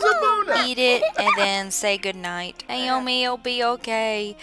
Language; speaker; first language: English; native; English